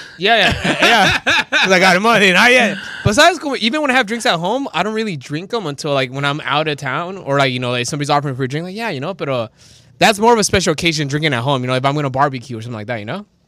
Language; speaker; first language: English; early bilingual, other home language; Spanish